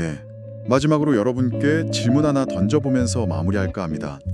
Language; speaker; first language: Korean; native; Korean